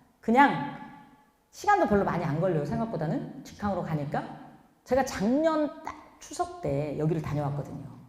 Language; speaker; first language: Korean; native; Korean